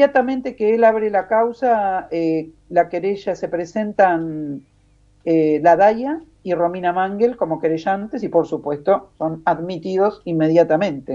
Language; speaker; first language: Spanish; native; Spanish